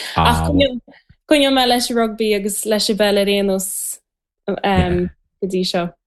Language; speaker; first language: Irish; native; Irish